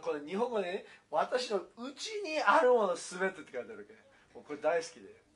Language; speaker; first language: Japanese; non-native, fluent; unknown